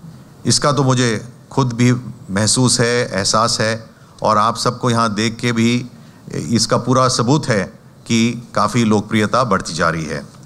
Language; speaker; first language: Hindi; native; Hindi